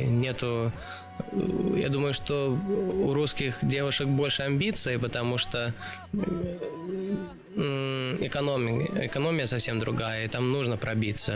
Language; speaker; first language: Russian; early bilingual, other home language; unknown